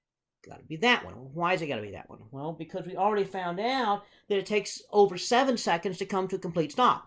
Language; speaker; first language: English; native; English